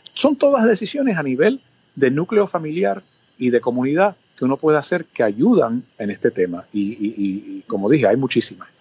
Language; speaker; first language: Spanish; early bilingual, other home language; English